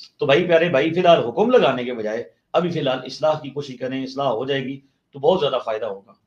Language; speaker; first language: Urdu; non-native, local second language; Punjabi